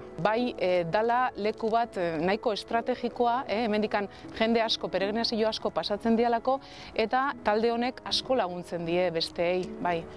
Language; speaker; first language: Basque; native; Basque